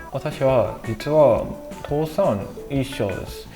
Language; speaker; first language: Japanese; non-native, learner; English